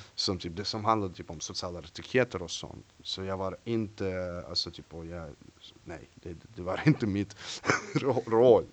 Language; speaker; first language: Swedish; non-native, fluent; Russian